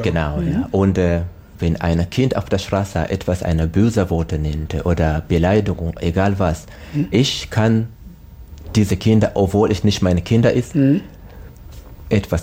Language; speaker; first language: German; non-native, learner; Swahili